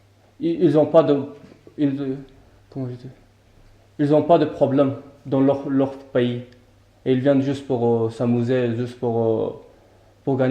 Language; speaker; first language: French; non-native, learner; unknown